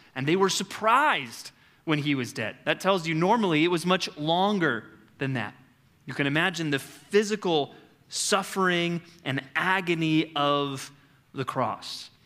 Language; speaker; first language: English; native; English